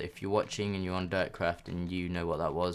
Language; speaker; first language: English; native; English